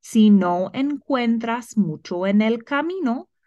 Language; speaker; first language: Spanish; non-native, fluent; English